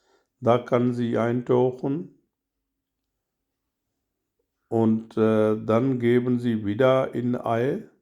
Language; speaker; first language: German; non-native, learner; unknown